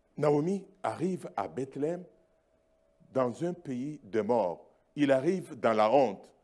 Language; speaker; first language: French; non-native, local second language; Luba-Lulua